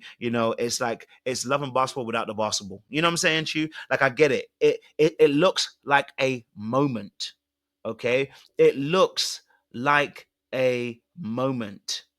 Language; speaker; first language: English; native; English